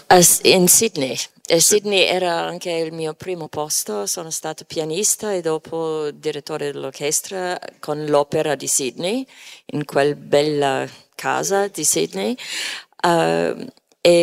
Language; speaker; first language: Italian; non-native, fluent; English